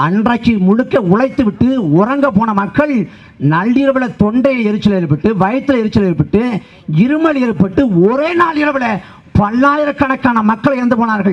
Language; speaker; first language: Tamil; native; Tamil